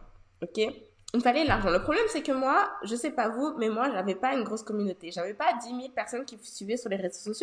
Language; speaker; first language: French; native; French